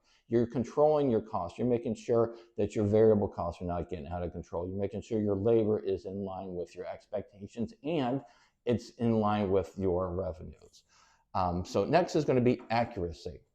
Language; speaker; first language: English; native; English